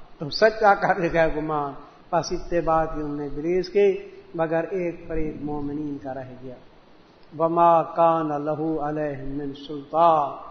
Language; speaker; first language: Urdu; non-native, local second language; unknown